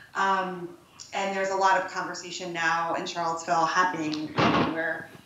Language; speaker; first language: English; native; English